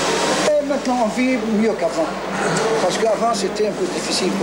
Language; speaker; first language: French; non-native, learner; Arabic